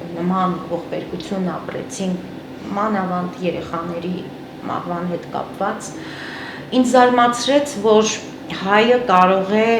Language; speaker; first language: Armenian; native; Armenian